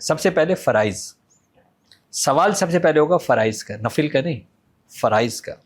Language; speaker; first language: Urdu; native; Urdu